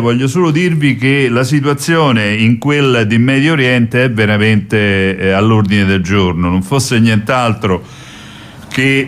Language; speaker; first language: Italian; native; Italian